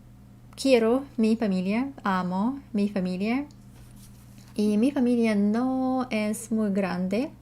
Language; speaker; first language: Spanish; non-native, learner; Russian